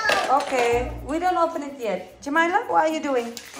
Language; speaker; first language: English; non-native, fluent; Indonesian